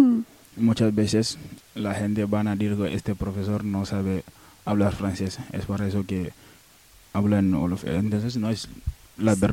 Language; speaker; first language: Spanish; non-native, learner; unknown